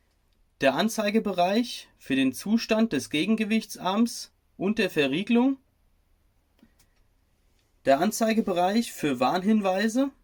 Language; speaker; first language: German; native; German